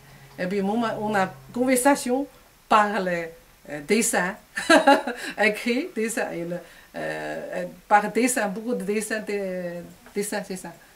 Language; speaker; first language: French; non-native, learner; Chinese